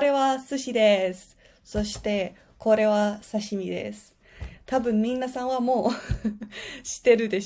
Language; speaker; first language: Japanese; non-native, fluent; Spanish